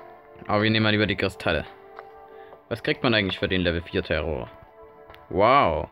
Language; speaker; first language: German; native; German